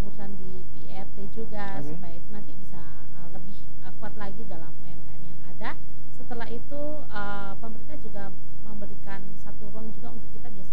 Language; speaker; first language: Indonesian; native; Indonesian